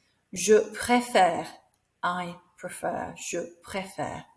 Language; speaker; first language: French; non-native, fluent; English